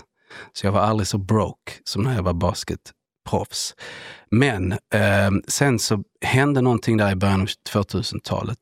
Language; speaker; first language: Swedish; native; Swedish